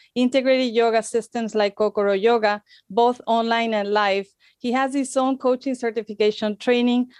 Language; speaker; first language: English; non-native, fluent; Spanish